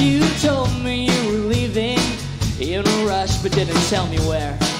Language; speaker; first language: English; native; English